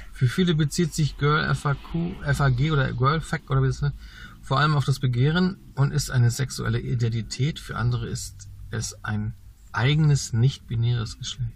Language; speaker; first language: German; native; German